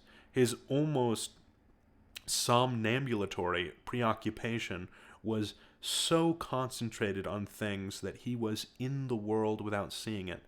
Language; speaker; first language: English; native; English